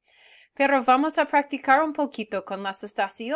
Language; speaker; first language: Spanish; non-native, fluent; English